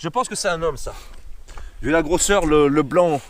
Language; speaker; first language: French; native; French